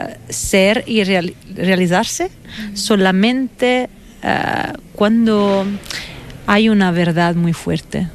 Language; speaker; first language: Spanish; non-native, fluent; Italian